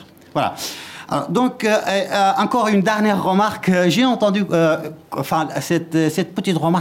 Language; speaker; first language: French; non-native, fluent; Kurdish